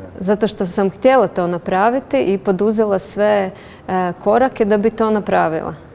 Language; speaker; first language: Serbian; non-native, fluent; Latvian